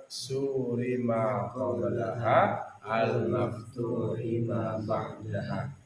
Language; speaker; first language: Arabic; non-native, fluent; Indonesian